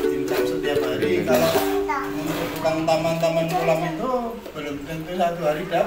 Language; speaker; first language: Indonesian; non-native, local second language; Javanese